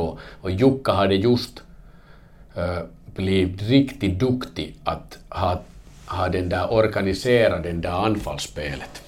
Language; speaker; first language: Swedish; non-native, learner; Finnish